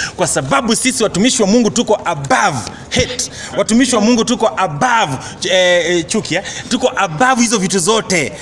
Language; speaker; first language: Swahili; native; Swahili